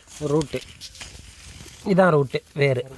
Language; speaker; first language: Tamil; native; Tamil